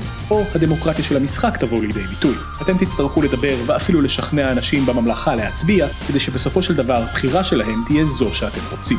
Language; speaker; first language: Hebrew; native; Hebrew